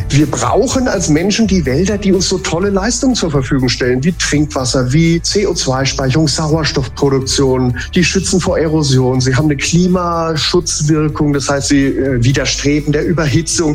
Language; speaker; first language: German; native; German